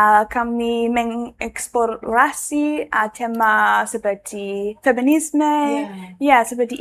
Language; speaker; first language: Indonesian; non-native, learner; English